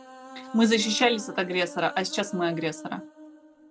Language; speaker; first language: Russian; native; Russian